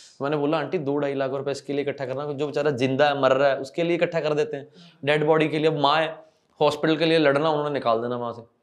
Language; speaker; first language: Hindi; non-native, local second language; Punjabi